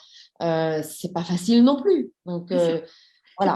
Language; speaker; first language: French; native; French